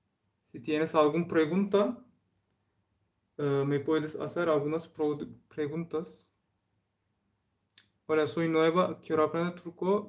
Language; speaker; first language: Spanish; non-native, learner; Turkish